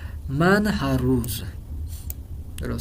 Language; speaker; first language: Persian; non-native, fluent; Urdu